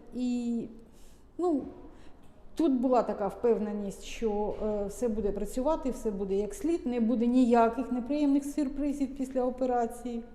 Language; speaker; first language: Ukrainian; native; Ukrainian